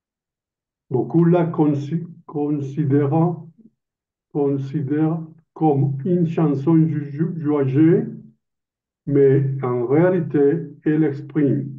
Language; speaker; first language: French; non-native, learner; Spanish